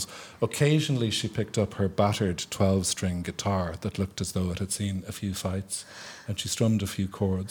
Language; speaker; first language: English; native; English